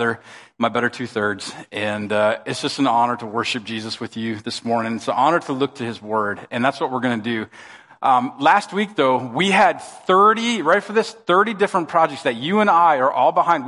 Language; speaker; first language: English; native; English